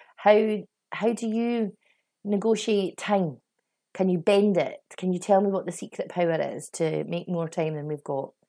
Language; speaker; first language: English; native; English